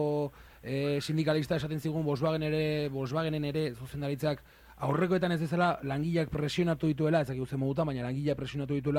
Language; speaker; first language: Basque; native; Basque